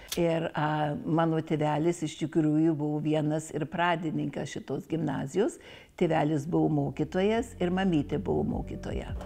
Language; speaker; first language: Lithuanian; early bilingual, heritage; Lithuanian